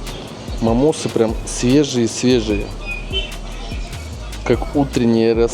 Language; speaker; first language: Russian; native; Russian